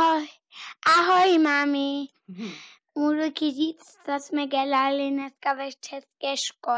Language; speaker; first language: Czech; early bilingual, heritage; Czech